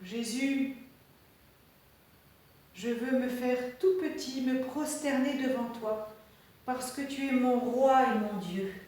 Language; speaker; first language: French; native; French